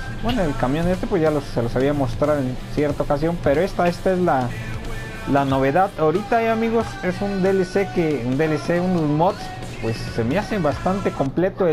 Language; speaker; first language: Spanish; native; Spanish